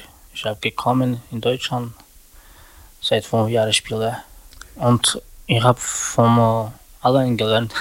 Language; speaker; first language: German; non-native, learner; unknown